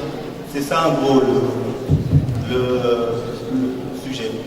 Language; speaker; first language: French; non-native, local second language; Arabic